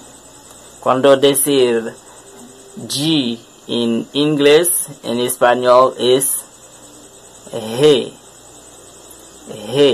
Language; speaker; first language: Spanish; non-native, learner; French